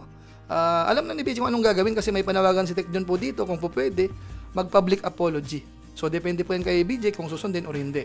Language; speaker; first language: Filipino; native; Filipino